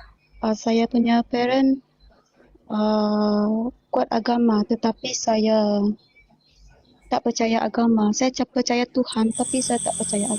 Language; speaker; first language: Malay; non-native, local second language; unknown